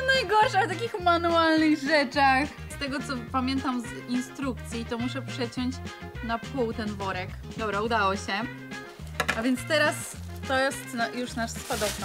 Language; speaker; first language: Polish; native; Polish